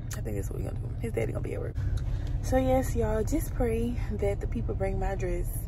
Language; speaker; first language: English; native; English